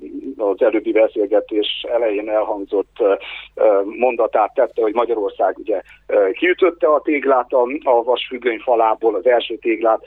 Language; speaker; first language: Hungarian; native; Hungarian